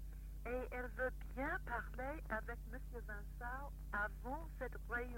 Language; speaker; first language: French; non-native, fluent; English